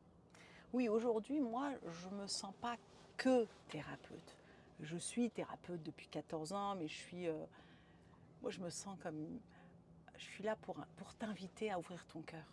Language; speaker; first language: French; native; French